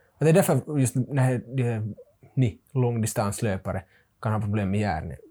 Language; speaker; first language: Swedish; native; Swedish